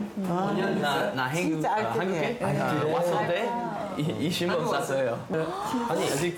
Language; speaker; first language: Korean; non-native, learner; English